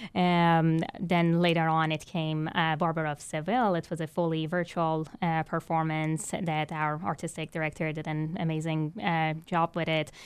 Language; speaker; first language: English; non-native, fluent; Persian